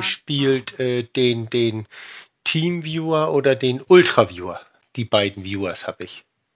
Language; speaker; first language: German; native; German